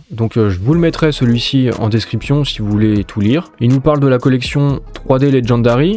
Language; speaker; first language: French; native; French